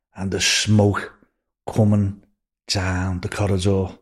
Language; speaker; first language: English; native; English